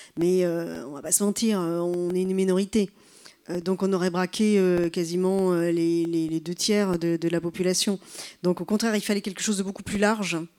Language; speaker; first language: French; native; French